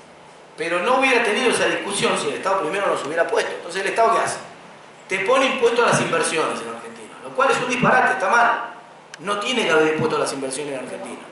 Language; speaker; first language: Spanish; native; Spanish